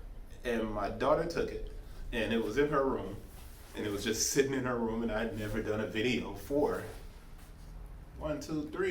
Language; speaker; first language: English; native; English